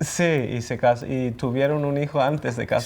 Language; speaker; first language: Spanish; non-native, fluent; English